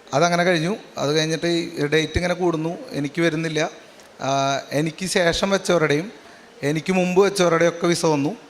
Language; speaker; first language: Malayalam; native; Malayalam